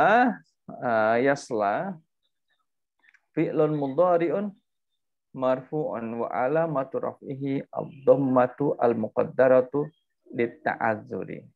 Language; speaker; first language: Arabic; non-native, fluent; Indonesian